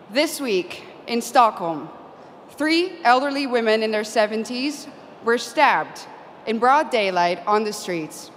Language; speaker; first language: English; non-native, fluent; Dutch